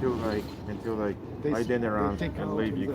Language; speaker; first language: English; native; English